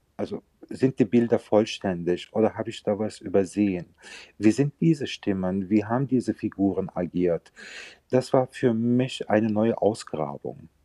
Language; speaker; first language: German; early bilingual, other home language; Turkish